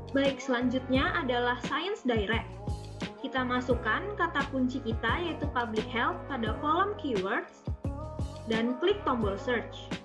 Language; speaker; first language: Indonesian; native; Indonesian